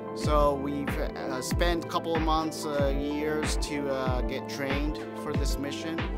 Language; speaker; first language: English; non-native, fluent; Japanese